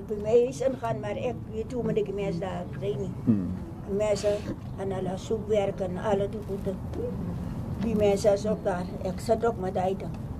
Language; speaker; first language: Dutch; non-native, local second language; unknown